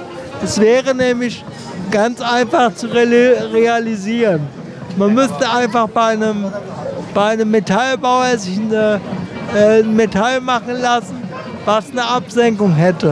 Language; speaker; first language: German; native; German